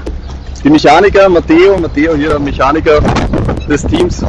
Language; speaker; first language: German; native; German